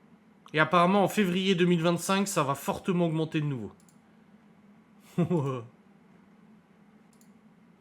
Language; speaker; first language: French; native; French